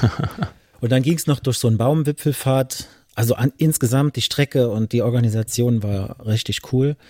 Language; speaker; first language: German; native; German